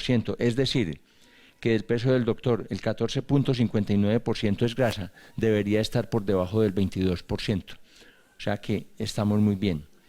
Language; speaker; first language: Spanish; native; Spanish